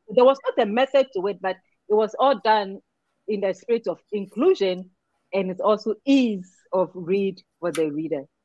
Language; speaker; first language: English; non-native, local second language; Akan